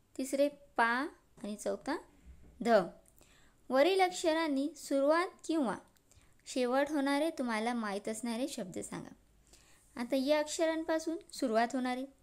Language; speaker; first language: Marathi; non-native, local second language; Urdu